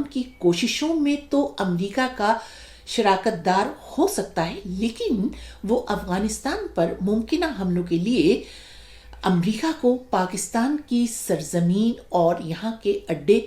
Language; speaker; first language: Urdu; native; Urdu